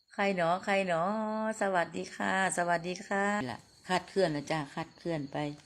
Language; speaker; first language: Thai; non-native, local second language; Northeastern Thai